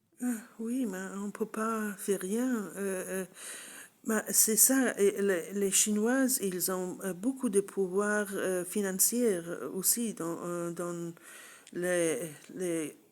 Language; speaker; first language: French; non-native, learner; English